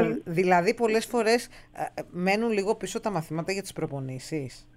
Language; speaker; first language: Greek; native; Greek